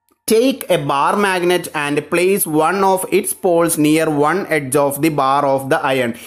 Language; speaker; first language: English; non-native, local second language; Malayalam